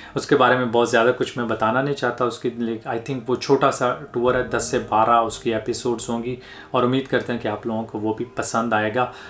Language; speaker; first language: Urdu; native; Urdu